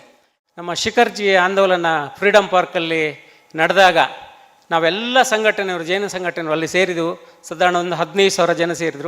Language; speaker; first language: Kannada; native; Kannada